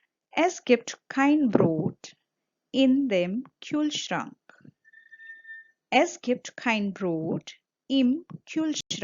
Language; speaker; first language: German; non-native, fluent; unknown